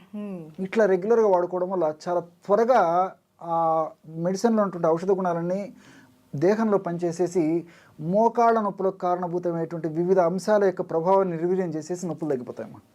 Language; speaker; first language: Telugu; native; Telugu